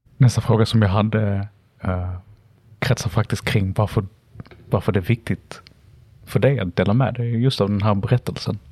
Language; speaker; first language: Swedish; native; Swedish